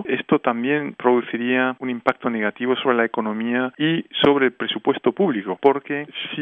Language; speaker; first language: Spanish; native; Spanish